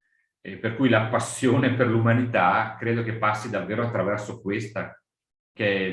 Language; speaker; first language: Italian; native; Italian